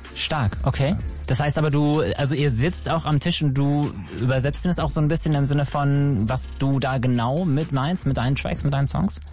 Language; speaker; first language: German; native; German